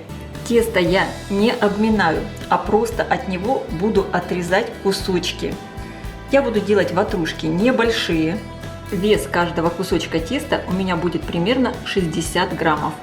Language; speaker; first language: Russian; native; Russian